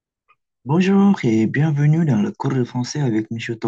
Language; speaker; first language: French; non-native, fluent; Indonesian